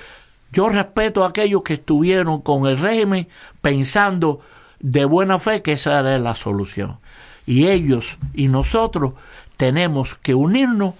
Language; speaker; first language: Spanish; native; Spanish